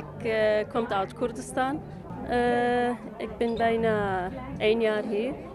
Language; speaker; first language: Dutch; non-native, learner; Kurdish